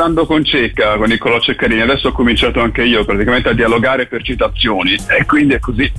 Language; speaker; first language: Italian; native; Italian